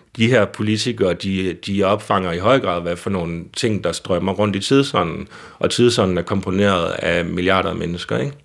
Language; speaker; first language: Danish; native; Danish